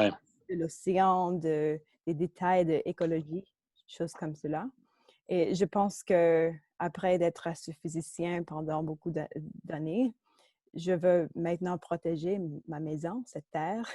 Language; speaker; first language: French; non-native, local second language; English